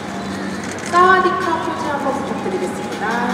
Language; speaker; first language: Thai; native; Thai